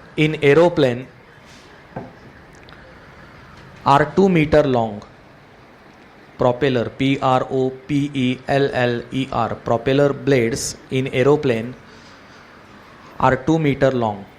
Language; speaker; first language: English; non-native, local second language; Marathi